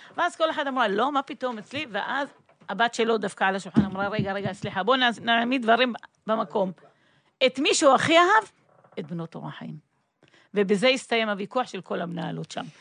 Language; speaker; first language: Hebrew; native; Hebrew